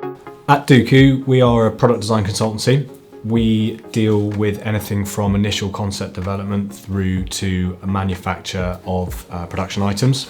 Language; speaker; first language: English; native; English